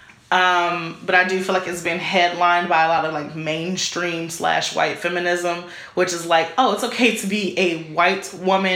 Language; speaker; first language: English; native; English